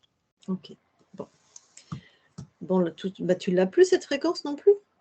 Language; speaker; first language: French; native; French